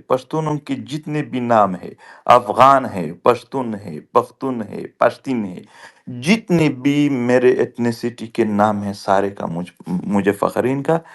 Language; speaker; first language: Urdu; non-native, local second language; Pashto